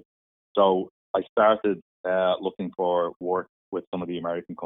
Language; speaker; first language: English; native; English